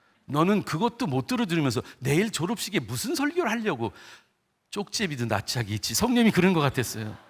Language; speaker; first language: Korean; native; Korean